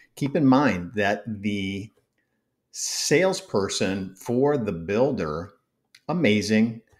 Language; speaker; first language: English; native; English